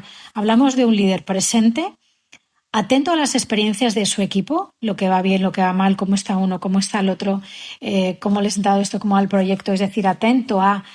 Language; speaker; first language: Spanish; native; Spanish